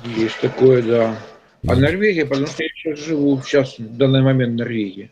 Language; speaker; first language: Russian; native; Russian